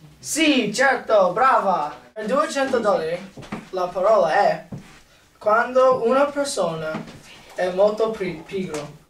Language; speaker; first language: Italian; non-native, learner; English